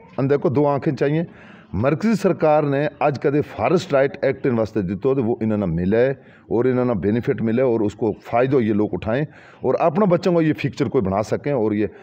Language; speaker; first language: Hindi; non-native, local second language; Gujari